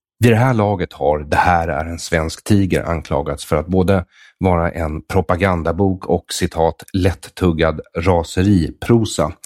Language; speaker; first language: Swedish; native; Swedish